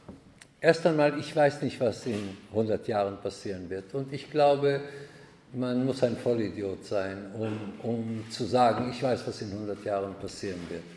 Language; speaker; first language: German; non-native, fluent; Hebrew